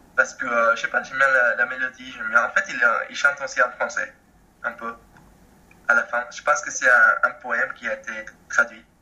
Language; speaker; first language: French; non-native, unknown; Spanish